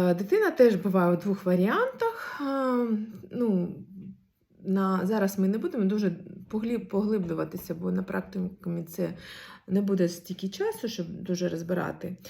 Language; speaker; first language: Ukrainian; non-native, local second language; Russian